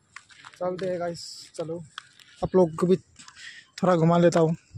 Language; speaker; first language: Hindi; non-native, local second language; Nepali